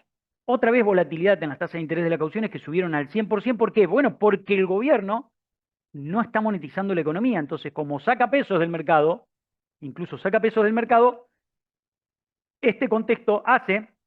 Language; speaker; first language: Spanish; native; Spanish